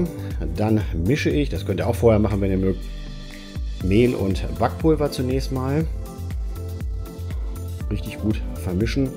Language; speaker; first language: German; native; German